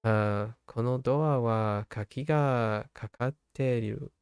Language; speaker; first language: Japanese; non-native, learner; English